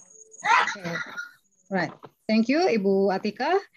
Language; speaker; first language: English; non-native, fluent; Indonesian